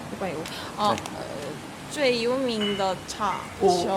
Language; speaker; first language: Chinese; non-native, learner; Korean